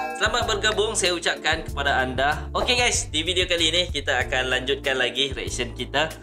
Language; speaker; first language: Malay; native; Malay